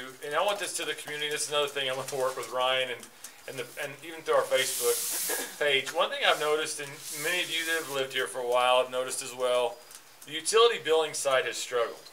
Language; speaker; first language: English; native; English